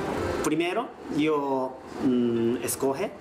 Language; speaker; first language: Spanish; non-native, learner; Japanese